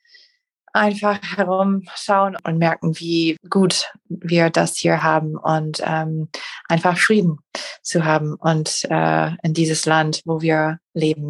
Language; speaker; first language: German; non-native, fluent; English